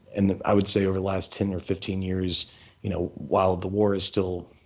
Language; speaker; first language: English; native; English